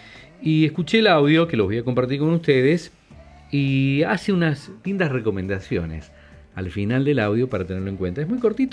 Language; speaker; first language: Spanish; native; Spanish